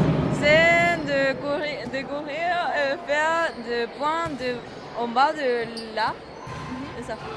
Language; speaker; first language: French; non-native, learner; Spanish